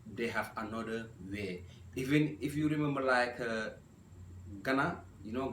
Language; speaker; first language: English; non-native, learner; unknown